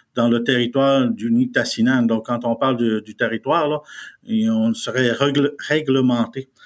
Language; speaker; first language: French; non-native, fluent; Innu-aimun